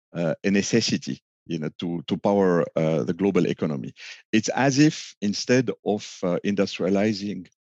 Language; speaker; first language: English; non-native, fluent; French